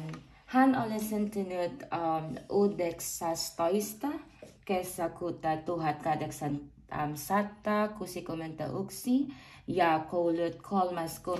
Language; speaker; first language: Finnish; non-native, learner; Filipino